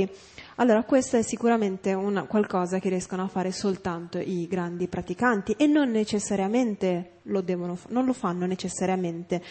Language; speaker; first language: Italian; native; Italian